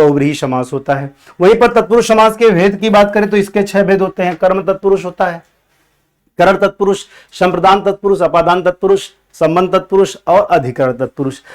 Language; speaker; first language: Hindi; native; Hindi